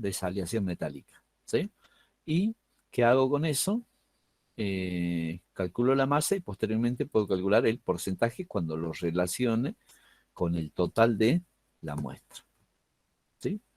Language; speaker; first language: Spanish; native; Spanish